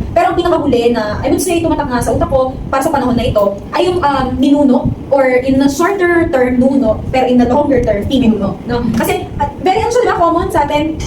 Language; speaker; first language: Filipino; native; Filipino